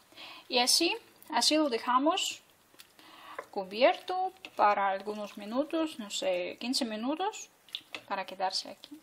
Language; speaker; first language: Spanish; non-native, fluent; Ukrainian